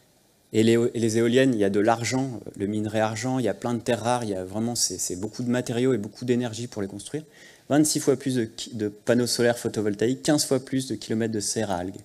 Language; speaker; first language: French; native; French